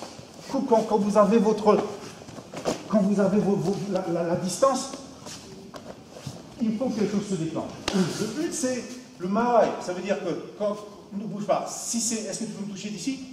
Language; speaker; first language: French; native; French